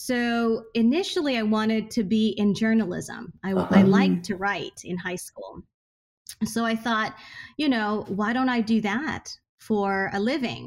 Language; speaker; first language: English; non-native, local second language; Hiligaynon